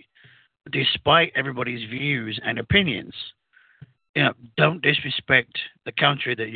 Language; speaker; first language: English; native; English